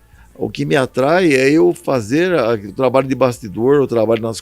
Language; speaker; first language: Portuguese; native; Portuguese